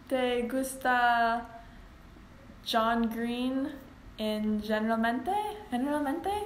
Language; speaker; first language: Spanish; non-native, learner; English